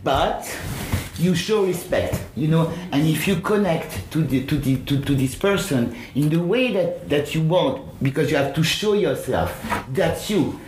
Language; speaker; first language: English; non-native, fluent; French